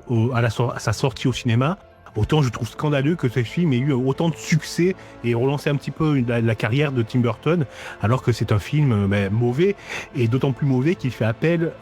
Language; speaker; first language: French; native; French